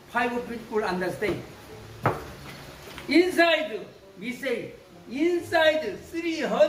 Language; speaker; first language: English; non-native, learner; Korean